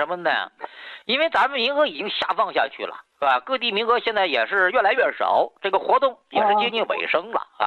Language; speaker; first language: Chinese; native; Chinese